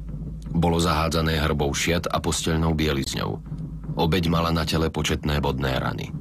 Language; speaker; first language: Slovak; native; Slovak